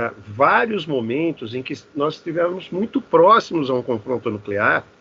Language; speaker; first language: Portuguese; native; Portuguese